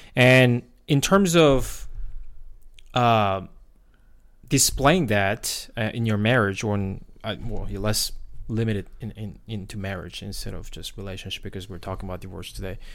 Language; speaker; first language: English; non-native, fluent; Korean